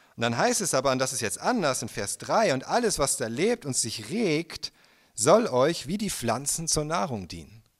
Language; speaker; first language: German; native; German